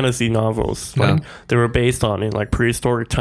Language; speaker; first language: English; non-native, fluent; Chinese